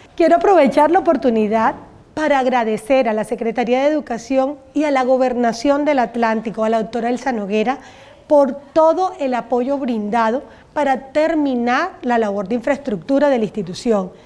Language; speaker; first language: Spanish; native; Spanish